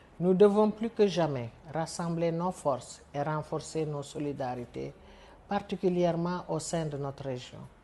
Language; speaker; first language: French; non-native, local second language; Wolof